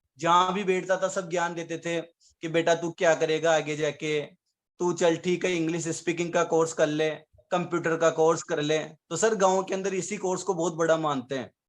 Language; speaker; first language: Hindi; native; Hindi